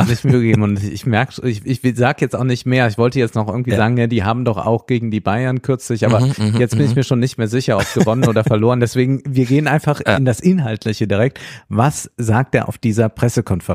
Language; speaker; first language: German; native; German